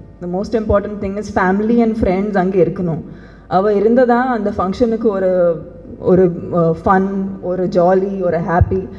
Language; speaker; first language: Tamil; non-native, fluent; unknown